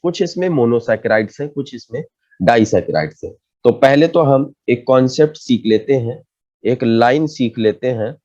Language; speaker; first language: Hindi; native; Hindi